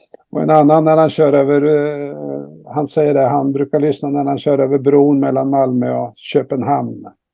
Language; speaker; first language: Swedish; native; Swedish